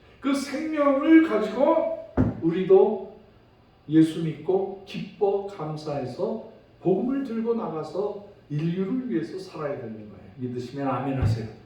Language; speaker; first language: Korean; native; Korean